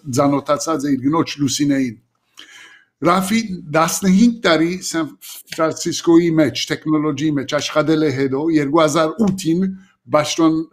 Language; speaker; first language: Armenian; early bilingual, heritage; Armenian